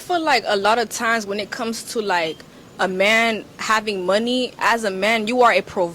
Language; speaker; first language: English; native; English